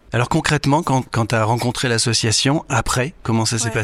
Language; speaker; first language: French; native; French